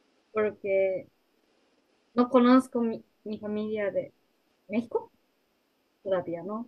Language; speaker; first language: Spanish; non-native, learner; Japanese